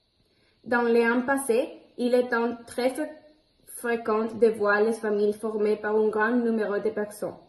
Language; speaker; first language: French; non-native, learner; Spanish